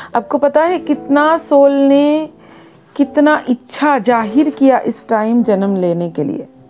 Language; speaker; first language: Hindi; non-native, local second language; Bangla